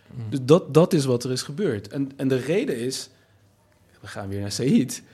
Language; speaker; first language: Dutch; native; Dutch